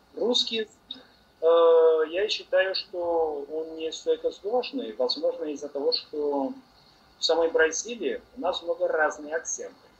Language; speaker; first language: Russian; non-native, learner; Portuguese